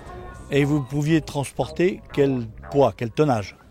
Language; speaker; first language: French; native; French